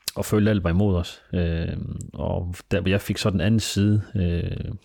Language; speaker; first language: Danish; early bilingual, other home language; Somali